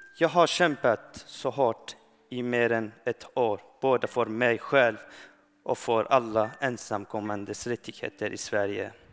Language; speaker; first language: Swedish; non-native, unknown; Persian